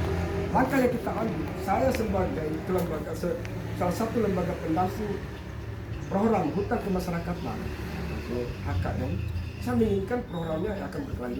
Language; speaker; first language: Indonesian; non-native, local second language; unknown